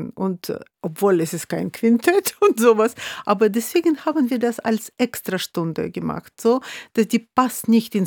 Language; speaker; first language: German; non-native, fluent; Russian